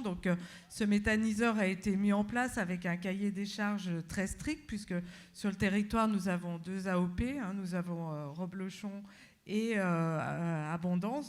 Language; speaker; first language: French; native; French